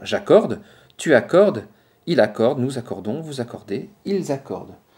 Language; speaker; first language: French; native; French